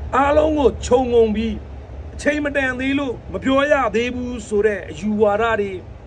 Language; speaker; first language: Burmese; non-native, local second language; Nepali